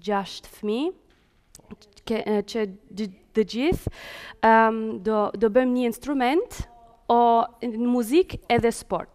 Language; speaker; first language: Albanian; early bilingual, heritage; Spanish